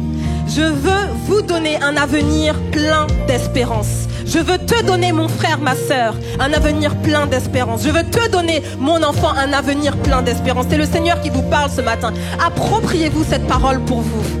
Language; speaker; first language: French; native; French